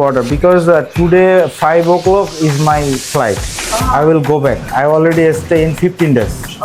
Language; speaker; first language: English; non-native, learner; Bangla